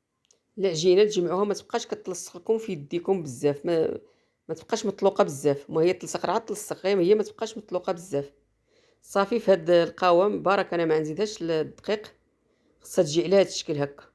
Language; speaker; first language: Arabic; native; Arabic